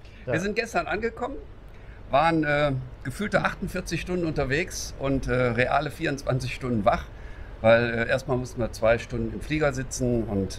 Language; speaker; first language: German; native; German